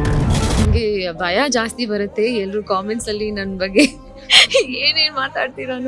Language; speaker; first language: Kannada; non-native, learner; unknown